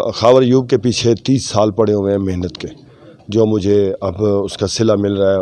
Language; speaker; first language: Urdu; non-native, local second language; Punjabi